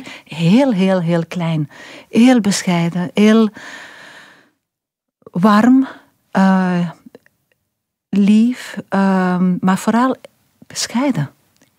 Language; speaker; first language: Dutch; non-native, fluent; Spanish